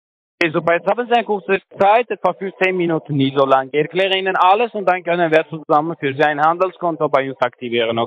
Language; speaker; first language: German; non-native, learner; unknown